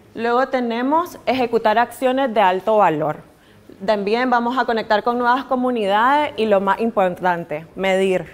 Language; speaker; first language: Spanish; native; Spanish